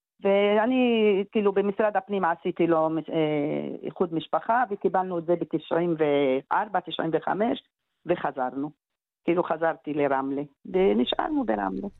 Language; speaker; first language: Hebrew; non-native, local second language; Arabic